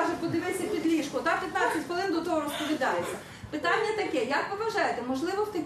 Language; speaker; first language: Ukrainian; native; Ukrainian